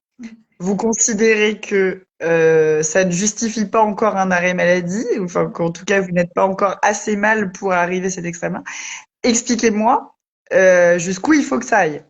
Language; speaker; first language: French; native; French